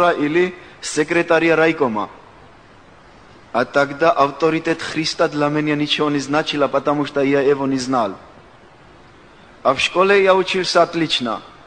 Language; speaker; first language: Russian; non-native, local second language; Georgian